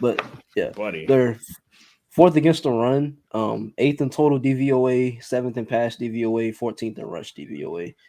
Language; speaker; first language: English; native; English